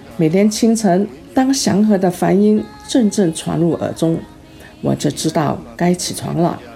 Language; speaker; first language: Chinese; early bilingual, heritage; Chinese